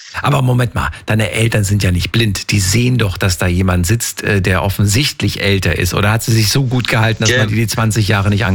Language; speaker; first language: German; native; German